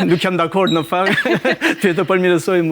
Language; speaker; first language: Albanian; non-native, fluent; Korean